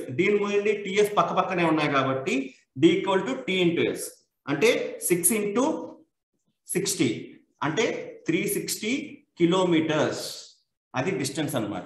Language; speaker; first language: Telugu; native; Telugu